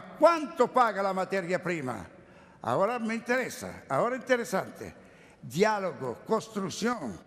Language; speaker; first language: Spanish; non-native, learner; Italian